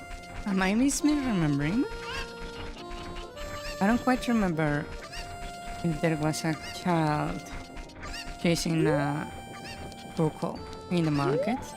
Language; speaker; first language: English; non-native, fluent; Spanish